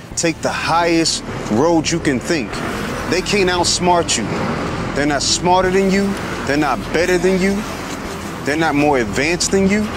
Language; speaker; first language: English; native; English